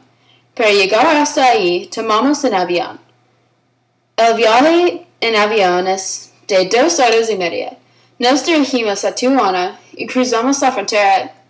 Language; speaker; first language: Spanish; non-native, learner; English